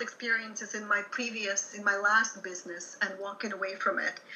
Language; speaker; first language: English; non-native, fluent; Ukrainian